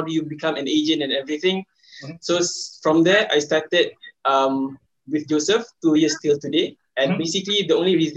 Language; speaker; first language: English; non-native, local second language; Malay